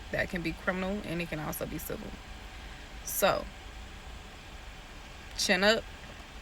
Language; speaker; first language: English; native; English